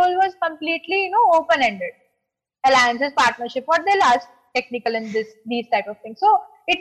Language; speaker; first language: English; non-native, local second language; Hindi